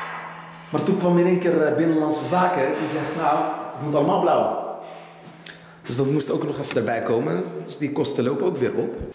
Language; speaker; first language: Dutch; early bilingual, other home language; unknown